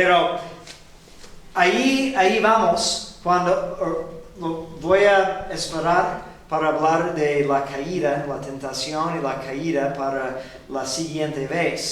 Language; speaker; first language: Spanish; non-native, fluent; English